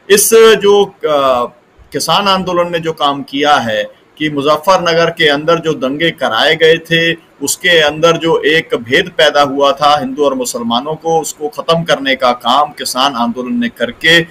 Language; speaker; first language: Hindi; native; Hindi